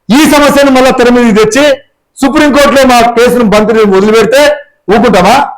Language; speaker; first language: Telugu; non-native, local second language; Lambadi